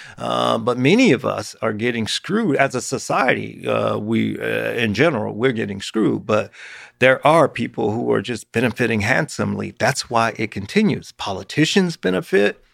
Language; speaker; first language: English; native; English